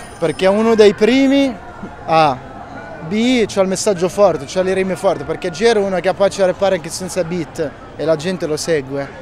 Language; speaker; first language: Italian; native; Italian